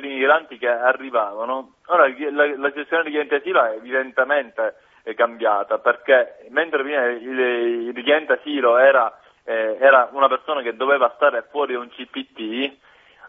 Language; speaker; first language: Italian; native; Italian